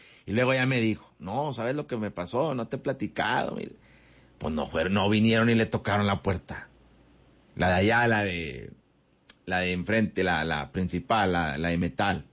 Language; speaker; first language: Spanish; native; Spanish